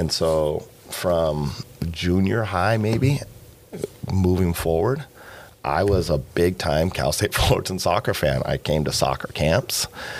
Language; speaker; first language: English; native; English